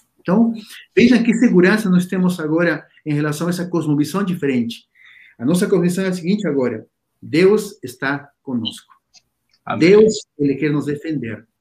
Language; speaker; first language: Portuguese; non-native, fluent; Spanish